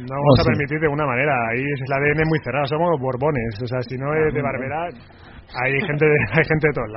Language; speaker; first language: Spanish; native; Spanish